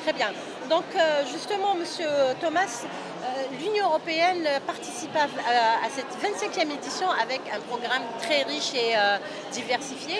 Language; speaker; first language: French; non-native, local second language; Arabic